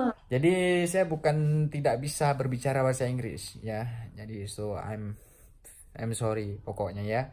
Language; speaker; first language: Indonesian; non-native, local second language; Achinese